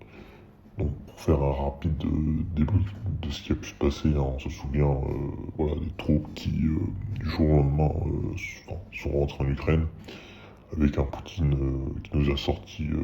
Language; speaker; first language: French; native; French